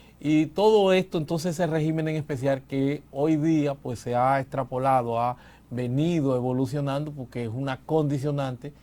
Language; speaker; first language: Spanish; native; Spanish